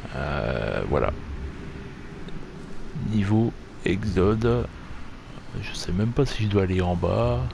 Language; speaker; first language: French; native; French